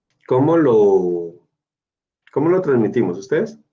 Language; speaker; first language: Spanish; native; Spanish